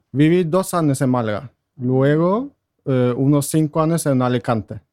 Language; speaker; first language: Spanish; non-native, fluent; Norwegian